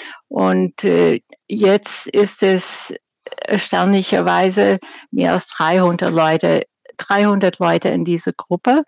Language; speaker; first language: German; non-native, fluent; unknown